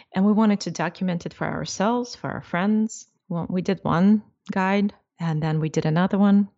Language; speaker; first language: English; non-native, fluent; Russian